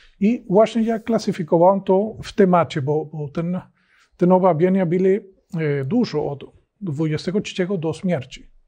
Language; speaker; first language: Polish; non-native, learner; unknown